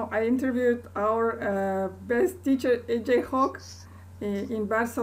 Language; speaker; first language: English; non-native, learner; Kazakh